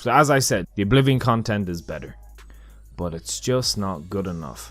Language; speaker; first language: English; native; English